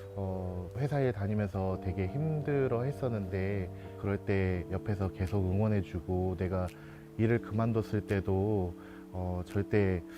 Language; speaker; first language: Korean; native; Korean